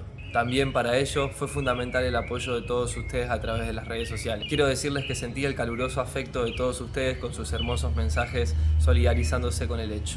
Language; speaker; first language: Spanish; native; Spanish